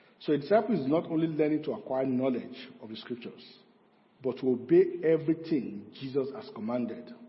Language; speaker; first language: English; non-native, local second language; Yoruba